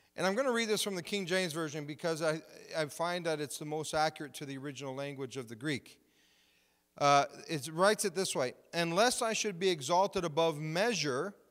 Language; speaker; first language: English; native; English